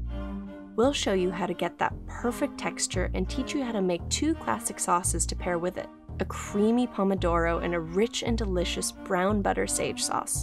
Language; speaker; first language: English; native; English